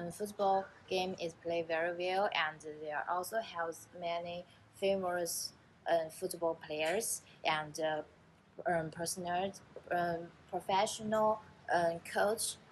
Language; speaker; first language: English; non-native, learner; Chinese